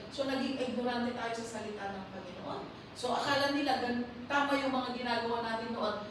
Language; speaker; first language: Filipino; non-native, local second language; Iloko